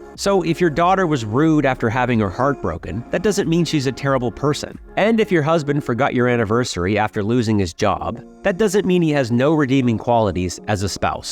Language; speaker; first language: English; native; English